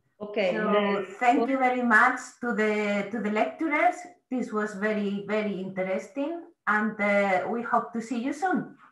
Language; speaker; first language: English; non-native, fluent; Italian